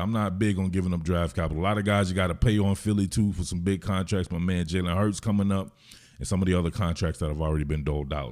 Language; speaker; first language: English; native; English